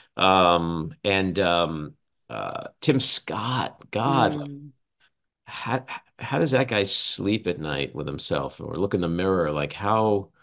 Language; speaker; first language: English; native; English